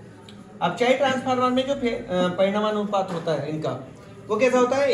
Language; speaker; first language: Hindi; native; Hindi